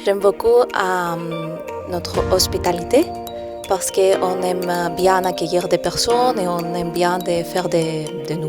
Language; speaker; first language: French; non-native, fluent; Greek